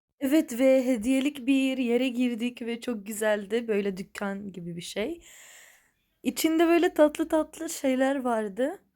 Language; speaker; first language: Turkish; early bilingual, other home language; Arabic